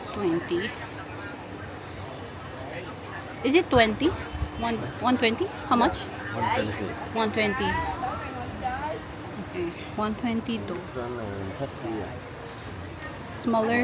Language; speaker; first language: English; non-native, local second language; Filipino